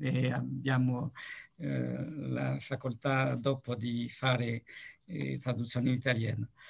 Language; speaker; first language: Italian; non-native, learner; French